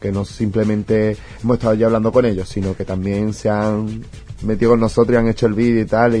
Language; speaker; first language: Spanish; native; Spanish